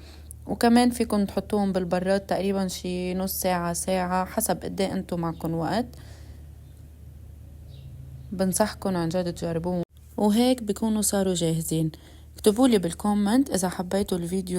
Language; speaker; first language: Arabic; native; Arabic